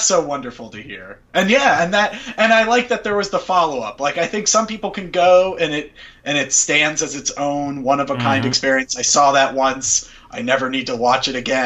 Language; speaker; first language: English; native; English